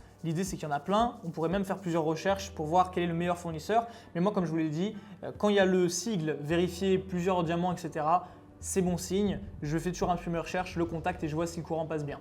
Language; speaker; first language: French; native; French